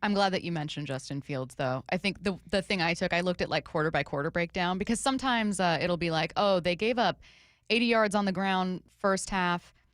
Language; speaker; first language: English; native; English